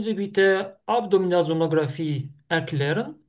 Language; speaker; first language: German; non-native, fluent; Turkish